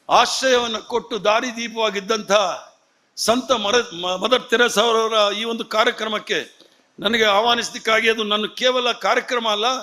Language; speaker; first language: Kannada; non-native, local second language; Tamil